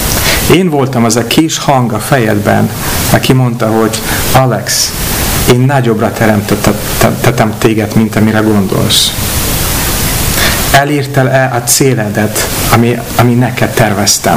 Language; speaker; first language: Hungarian; non-native, fluent; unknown